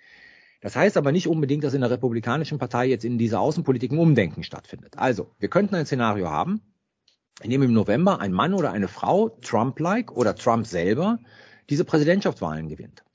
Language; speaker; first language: German; native; German